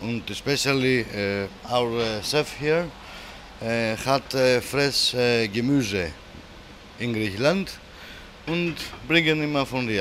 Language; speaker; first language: German; non-native, learner; Greek